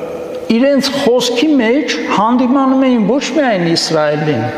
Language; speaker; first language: Armenian; native; Armenian